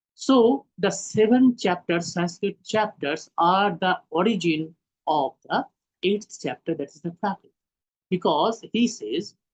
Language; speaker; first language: English; non-native, local second language; Hindi